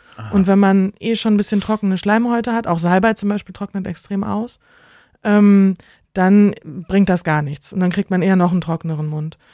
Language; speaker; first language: German; native; German